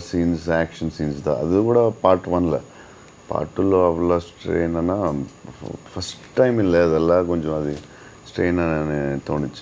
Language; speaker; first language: Tamil; non-native, learner; Telugu